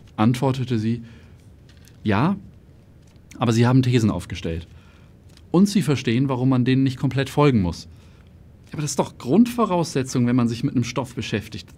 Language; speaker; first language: German; native; German